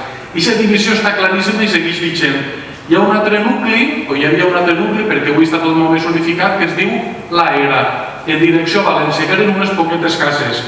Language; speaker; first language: Catalan; native; Catalan